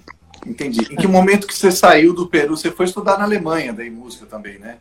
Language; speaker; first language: Portuguese; native; Portuguese